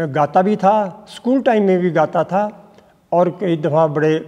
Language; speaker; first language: Hindi; native; Hindi